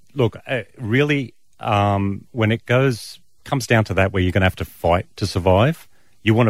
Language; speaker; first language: English; native; English